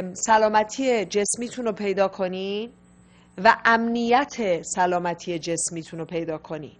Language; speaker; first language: Persian; native; Persian